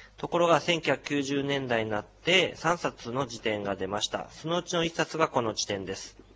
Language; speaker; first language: Japanese; native; Japanese